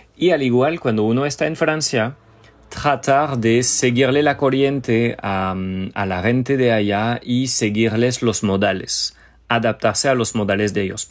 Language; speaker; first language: Spanish; non-native, fluent; French